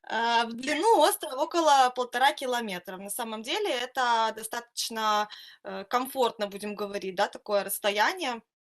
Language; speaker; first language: Russian; native; Russian